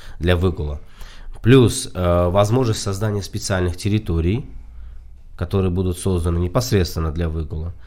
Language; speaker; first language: Russian; non-native, local second language; Tajik